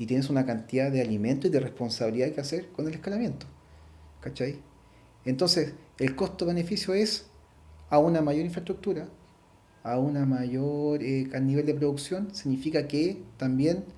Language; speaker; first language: Spanish; native; Spanish